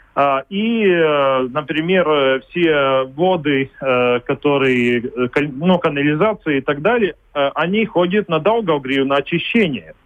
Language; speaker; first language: Russian; non-native, local second language; Latvian